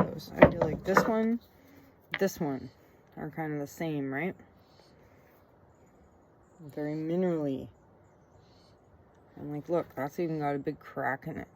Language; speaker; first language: English; native; English